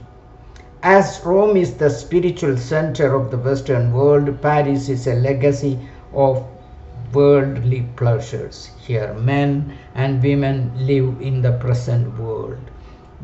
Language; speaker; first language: English; non-native, local second language; Malayalam